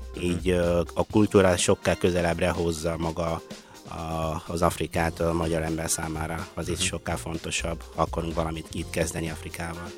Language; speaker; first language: Hungarian; non-native, fluent; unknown